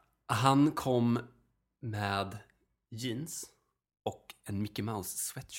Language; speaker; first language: Swedish; native; Swedish